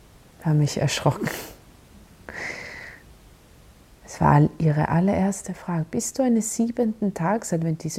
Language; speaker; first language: German; non-native, fluent; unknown